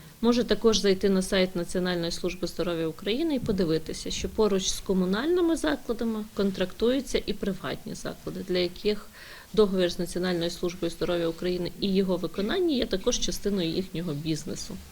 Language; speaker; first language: Ukrainian; native; Ukrainian